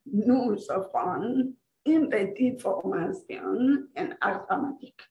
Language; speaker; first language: French; non-native, fluent; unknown